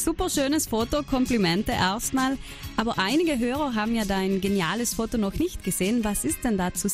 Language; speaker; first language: German; native; German